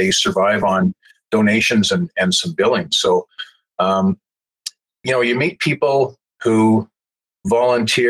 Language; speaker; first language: English; native; English